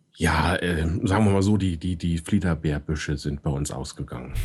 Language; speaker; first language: German; native; German